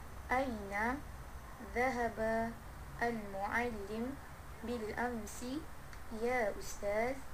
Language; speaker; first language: Arabic; non-native, learner; Malay